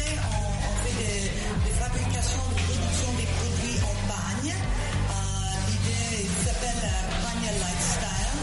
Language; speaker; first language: French; non-native, fluent; English